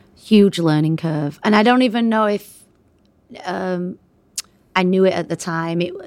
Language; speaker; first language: English; native; English